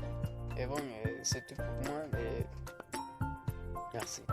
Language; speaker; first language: French; non-native, learner; Spanish